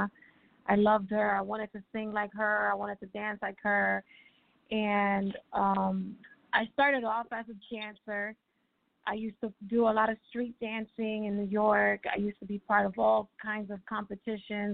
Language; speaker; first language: English; native; English